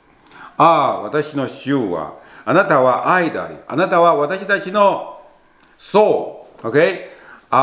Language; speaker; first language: Japanese; non-native, learner; Chinese